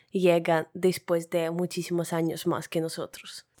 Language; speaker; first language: Spanish; non-native, fluent; Russian